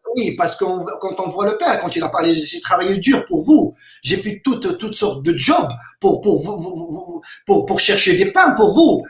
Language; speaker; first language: French; non-native, local second language; Arabic